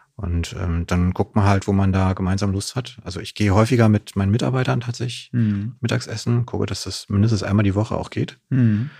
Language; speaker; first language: German; native; German